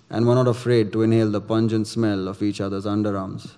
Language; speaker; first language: English; non-native, local second language; Gujarati